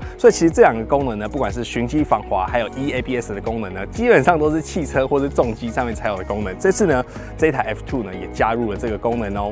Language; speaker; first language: Chinese; native; Chinese